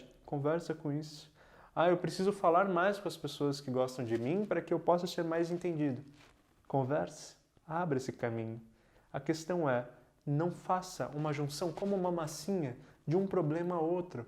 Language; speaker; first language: Portuguese; native; Portuguese